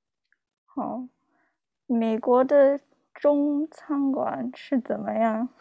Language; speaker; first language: Chinese; non-native, learner; English